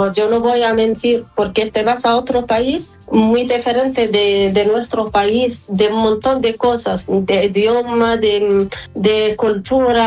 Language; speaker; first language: Spanish; non-native, fluent; Arabic